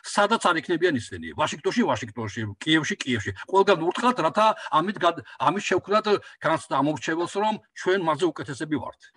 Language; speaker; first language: Georgian; native; Georgian